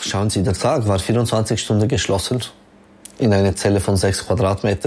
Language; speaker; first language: German; non-native, local second language; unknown